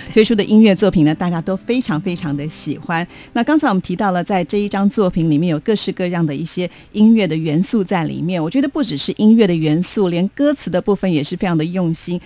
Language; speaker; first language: Chinese; native; Chinese